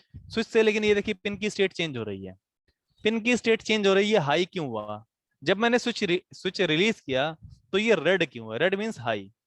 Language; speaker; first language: Hindi; native; Hindi